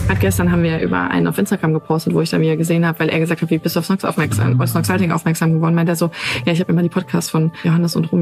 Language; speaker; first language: German; native; German